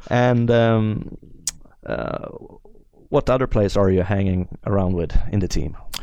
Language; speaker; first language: English; non-native, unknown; Swedish